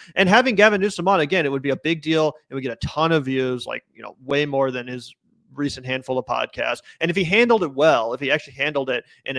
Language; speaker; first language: English; native; English